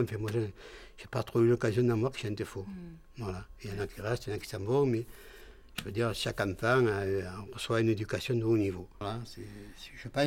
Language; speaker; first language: French; native; French